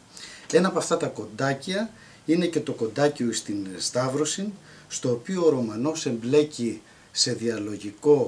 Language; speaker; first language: Greek; native; Greek